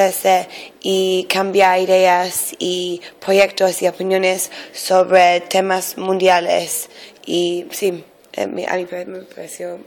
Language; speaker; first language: Spanish; non-native, fluent; English